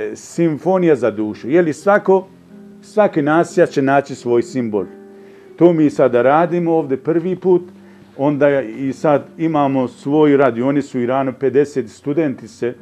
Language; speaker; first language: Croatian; non-native, fluent; Persian